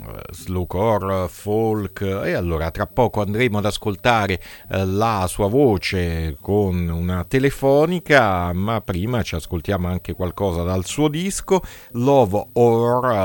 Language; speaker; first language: Italian; native; Italian